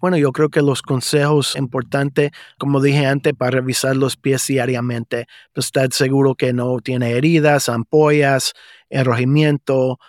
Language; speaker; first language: Spanish; early bilingual, heritage; Spanish